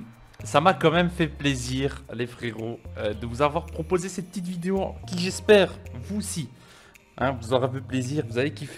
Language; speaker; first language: French; native; French